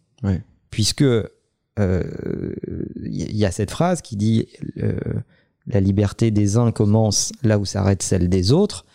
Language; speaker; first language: French; native; French